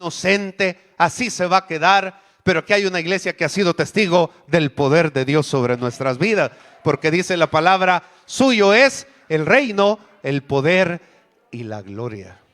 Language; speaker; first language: Spanish; native; Spanish